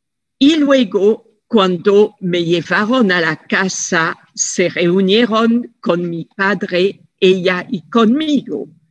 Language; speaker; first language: Spanish; non-native, fluent; French